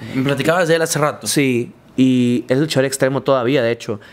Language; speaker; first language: Spanish; native; Spanish